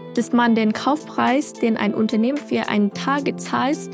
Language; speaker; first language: German; non-native, fluent; Chinese